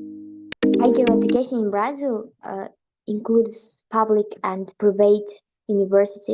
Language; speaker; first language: English; non-native, learner; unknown